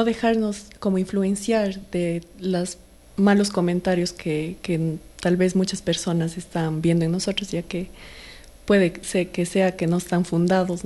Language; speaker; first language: Spanish; native; Spanish